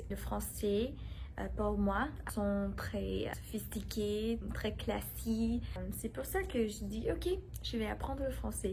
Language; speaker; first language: French; non-native, learner; English